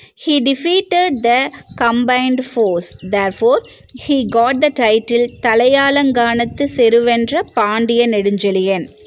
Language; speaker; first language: English; non-native, local second language; Tamil